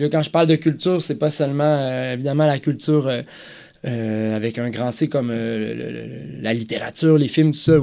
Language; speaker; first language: French; native; French